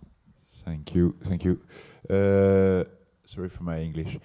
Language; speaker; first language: English; non-native, learner; French